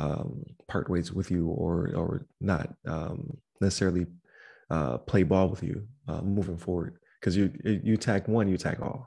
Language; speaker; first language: English; native; English